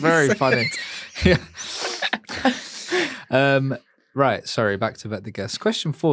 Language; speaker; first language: English; native; English